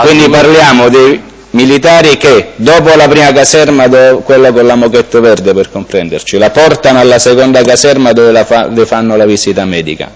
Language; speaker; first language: Italian; native; Italian